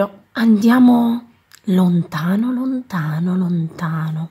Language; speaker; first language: Italian; native; Italian